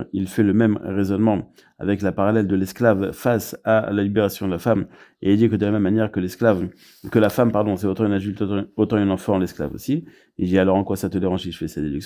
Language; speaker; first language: French; native; French